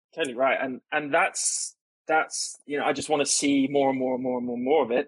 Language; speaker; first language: English; native; English